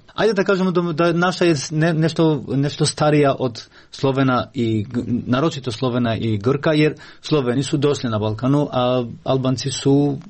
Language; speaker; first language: Serbian; non-native, fluent; Albanian